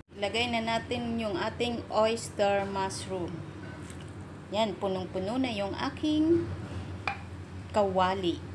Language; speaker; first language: Filipino; native; Filipino